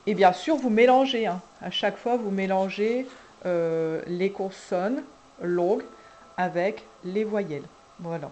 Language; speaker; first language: French; native; French